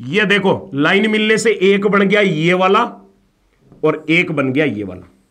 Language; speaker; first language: Hindi; native; Hindi